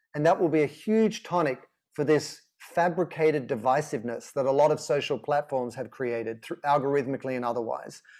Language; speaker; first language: English; native; English